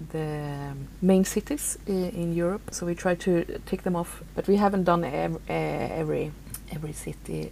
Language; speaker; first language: English; non-native, fluent; Swedish